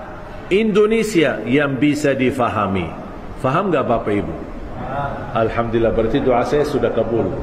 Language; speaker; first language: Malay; non-native, fluent; Arabic